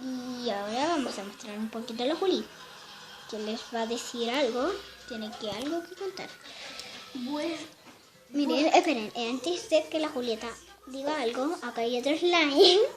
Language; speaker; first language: Spanish; native; Spanish